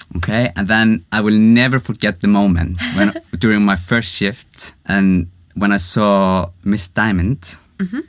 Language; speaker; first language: English; non-native, fluent; Icelandic